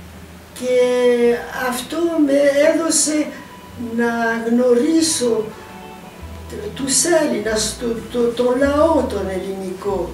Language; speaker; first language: Greek; early bilingual, heritage; Greek